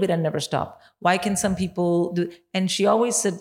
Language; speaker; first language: English; non-native, local second language; Hindi